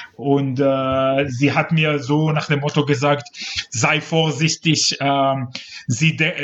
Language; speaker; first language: German; non-native, fluent; Hebrew